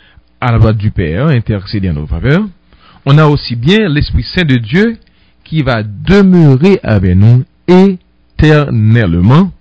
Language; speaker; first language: French; non-native, local second language; Haitian Creole